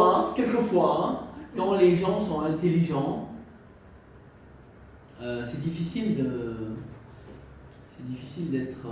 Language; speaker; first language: French; non-native, fluent; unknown